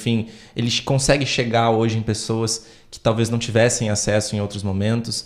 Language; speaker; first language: Portuguese; native; Portuguese